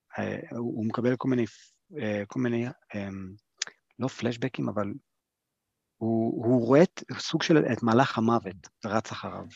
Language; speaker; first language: Hebrew; early bilingual, other home language; English